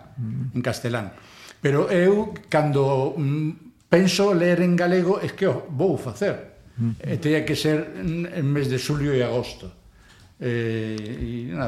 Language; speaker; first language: Galician; non-native, learner; Spanish